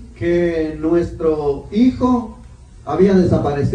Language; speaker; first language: Spanish; native; Spanish